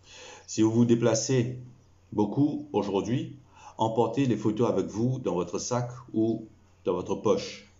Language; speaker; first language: French; non-native, local second language; Morisyen